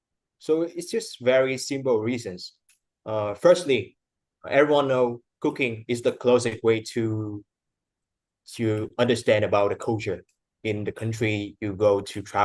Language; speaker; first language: English; non-native, fluent; Vietnamese